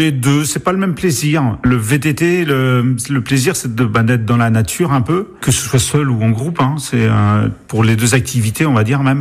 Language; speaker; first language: French; native; French